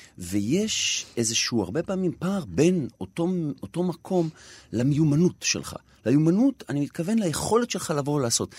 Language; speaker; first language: Hebrew; native; Hebrew